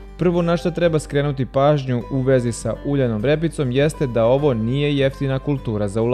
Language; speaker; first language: Serbian; native; Serbian